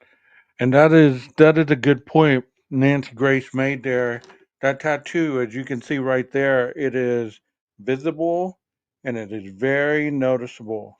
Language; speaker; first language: English; native; English